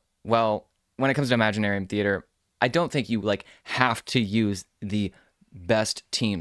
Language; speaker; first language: English; native; English